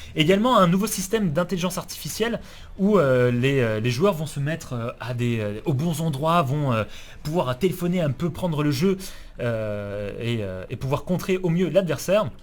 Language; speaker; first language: French; native; French